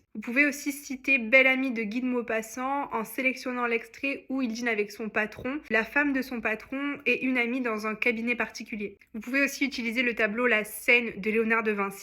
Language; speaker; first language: French; native; French